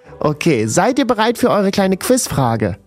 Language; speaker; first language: German; native; German